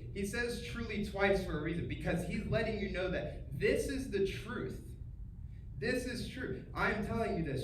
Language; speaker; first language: English; native; English